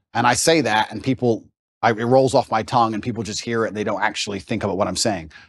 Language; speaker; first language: English; native; English